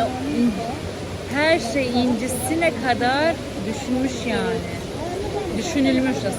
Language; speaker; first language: Turkish; non-native, fluent; Albanian